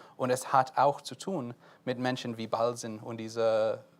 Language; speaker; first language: German; non-native, fluent; English